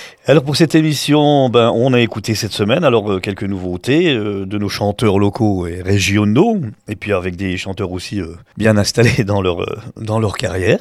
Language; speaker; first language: French; native; French